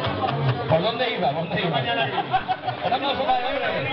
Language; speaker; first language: Spanish; native; Spanish